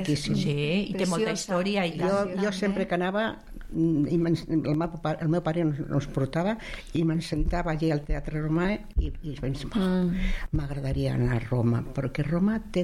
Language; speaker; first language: Catalan; native; Catalan